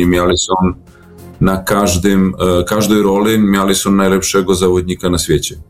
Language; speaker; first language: Polish; non-native, fluent; Serbian